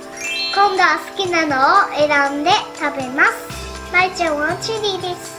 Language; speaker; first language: Japanese; early bilingual, heritage; Japanese